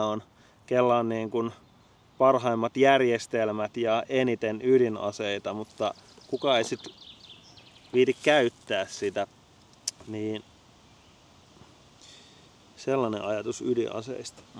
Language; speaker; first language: Finnish; native; Finnish